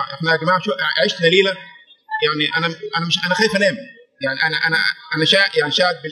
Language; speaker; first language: Arabic; native; Arabic